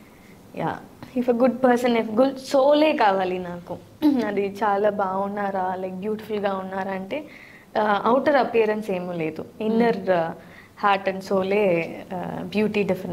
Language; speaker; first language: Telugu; non-native, learner; Tamil